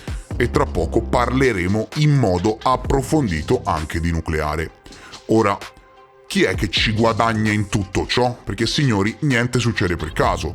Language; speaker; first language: Italian; native; Italian